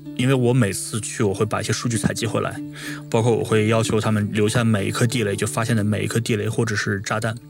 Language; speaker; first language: Chinese; native; Chinese